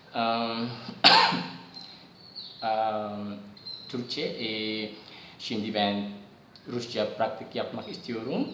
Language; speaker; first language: Turkish; non-native, learner; Javanese